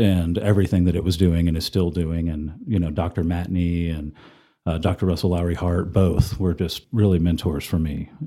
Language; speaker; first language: English; native; English